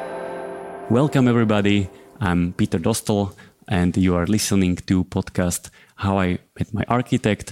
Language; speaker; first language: English; non-native, fluent; Slovak